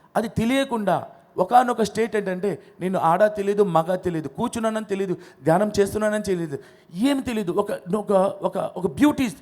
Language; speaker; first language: Telugu; non-native, local second language; Odia